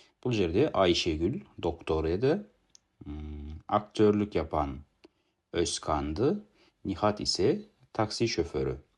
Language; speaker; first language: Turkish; non-native, fluent; Kazakh